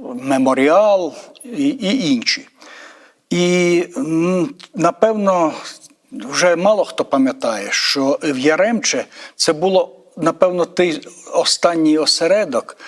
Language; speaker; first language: Ukrainian; native; Ukrainian